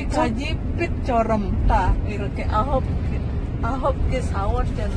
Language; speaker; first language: Korean; non-native, learner; Indonesian